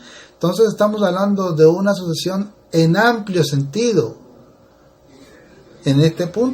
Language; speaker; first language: Spanish; native; Spanish